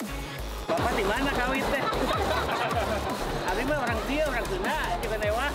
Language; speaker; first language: Indonesian; non-native, local second language; Sundanese